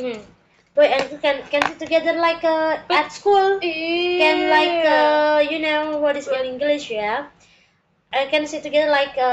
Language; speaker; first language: English; non-native, learner; Indonesian